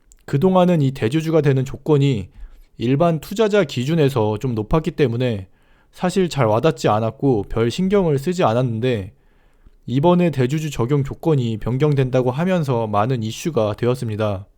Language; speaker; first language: Korean; native; Korean